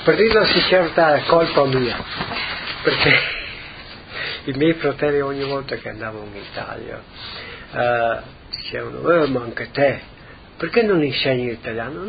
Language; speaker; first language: Italian; native; Italian